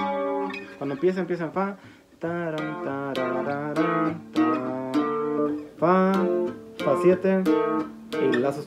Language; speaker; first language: Spanish; native; Spanish